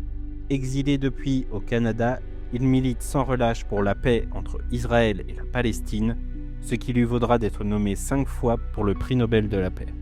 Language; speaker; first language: French; native; French